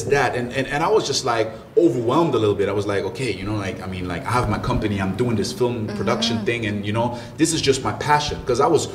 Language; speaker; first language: English; early bilingual, other home language; French